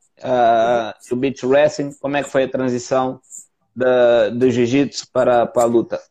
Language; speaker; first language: Portuguese; native; Portuguese